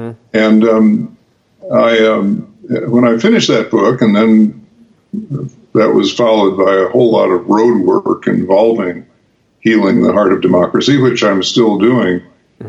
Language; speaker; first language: English; native; English